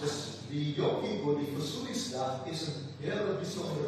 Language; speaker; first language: Dutch; non-native, fluent; Indonesian